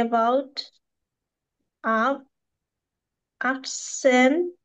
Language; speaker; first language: German; non-native, learner; Bangla